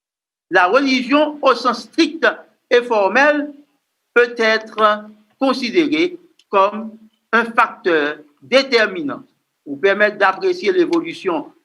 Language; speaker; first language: French; non-native, local second language; Haitian Creole